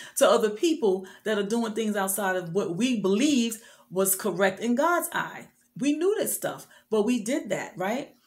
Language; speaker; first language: English; native; English